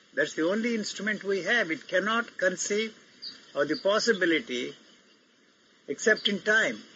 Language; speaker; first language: English; non-native, local second language; Telugu